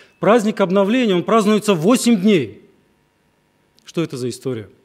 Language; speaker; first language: Russian; native; Russian